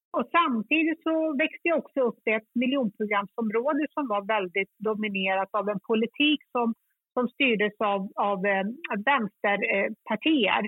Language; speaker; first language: Swedish; early bilingual, other home language; Kurdish